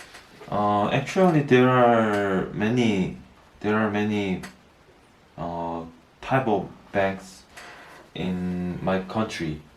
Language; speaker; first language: English; non-native, learner; Korean